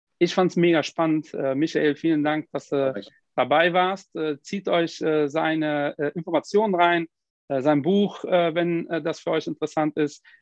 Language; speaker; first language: German; early bilingual, other home language; Portuguese